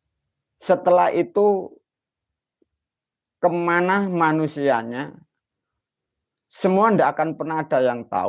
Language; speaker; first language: Indonesian; non-native, local second language; Javanese